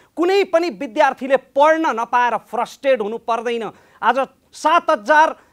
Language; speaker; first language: Nepali; native; Nepali